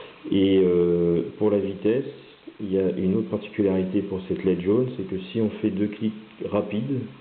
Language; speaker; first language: French; native; French